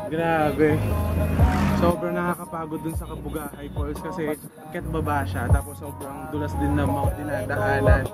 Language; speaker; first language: Filipino; native; Filipino